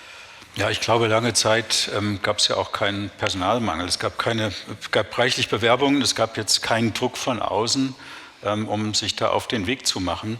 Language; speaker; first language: German; native; German